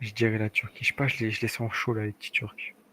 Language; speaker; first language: French; native; French